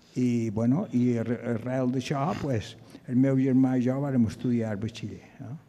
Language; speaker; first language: Catalan; native; Catalan